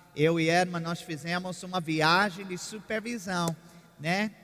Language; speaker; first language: Portuguese; non-native, fluent; English